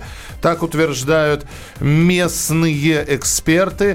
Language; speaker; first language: Russian; native; Russian